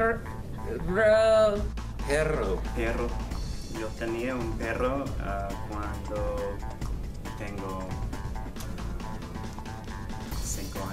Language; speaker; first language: Spanish; non-native, learner; English